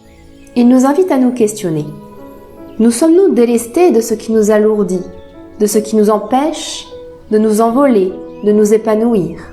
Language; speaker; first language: French; native; French